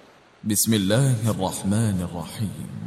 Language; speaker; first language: Arabic; native; Arabic